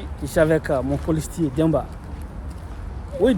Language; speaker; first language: French; native; French